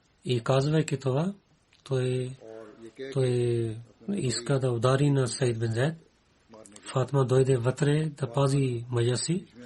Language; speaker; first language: Bulgarian; non-native, learner; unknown